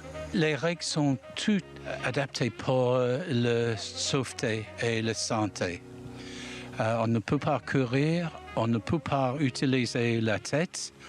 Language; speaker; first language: French; non-native, fluent; English